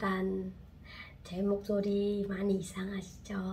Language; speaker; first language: Korean; non-native, fluent; Khmer